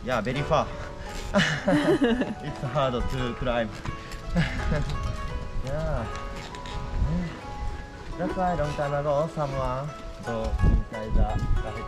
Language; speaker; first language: English; non-native, learner; Japanese